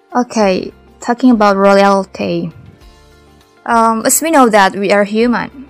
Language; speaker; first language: English; non-native, fluent; Indonesian